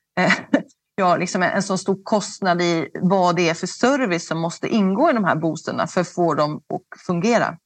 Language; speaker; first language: Swedish; native; Swedish